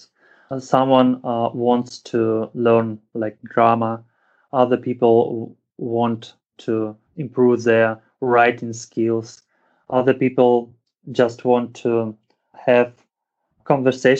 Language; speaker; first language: English; non-native, fluent; Russian